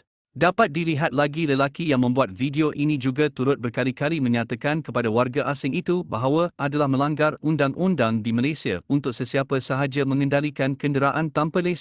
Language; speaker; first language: Malay; native; Malay